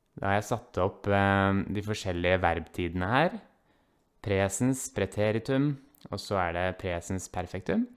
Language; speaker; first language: Norwegian; native; Norwegian